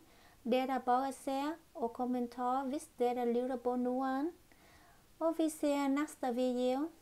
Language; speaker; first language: Norwegian; non-native, learner; Vietnamese